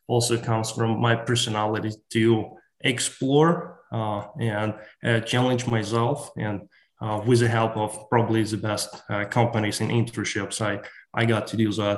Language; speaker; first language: English; non-native, fluent; Ukrainian